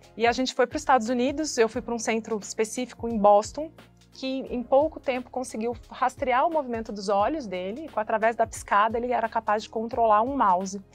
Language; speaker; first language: Portuguese; native; Portuguese